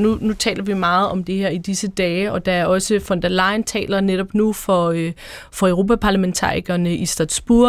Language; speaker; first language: Danish; native; Danish